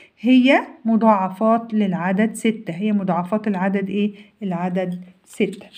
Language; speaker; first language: Arabic; native; Arabic